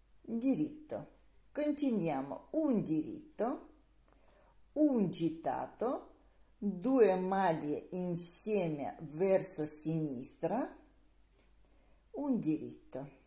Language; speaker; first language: Italian; non-native, learner; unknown